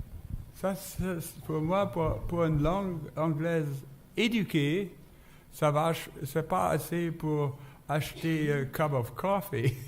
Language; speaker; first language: French; non-native, fluent; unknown